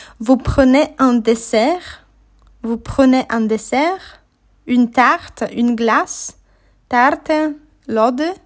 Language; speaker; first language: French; non-native, fluent; Polish